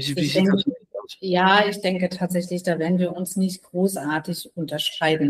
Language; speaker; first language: German; native; German